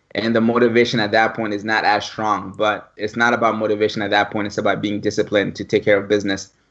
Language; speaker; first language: English; early bilingual, other home language; French